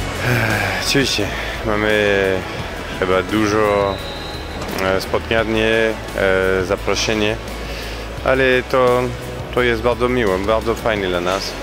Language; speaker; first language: Polish; non-native, learner; French